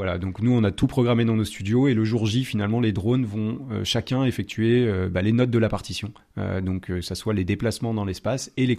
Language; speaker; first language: French; native; French